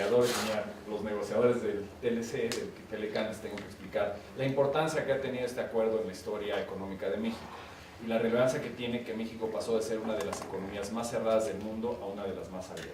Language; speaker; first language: Spanish; native; Spanish